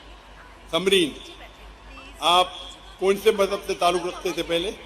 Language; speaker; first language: Hindi; non-native, local second language; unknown